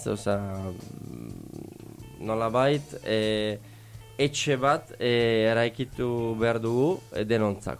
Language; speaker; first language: Basque; non-native, fluent; Italian